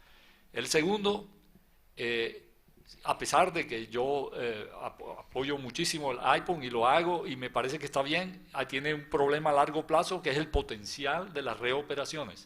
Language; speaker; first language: Spanish; native; Spanish